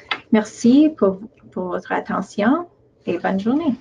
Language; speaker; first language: French; non-native, local second language; English